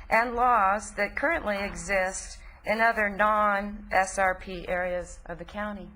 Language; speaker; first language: English; native; English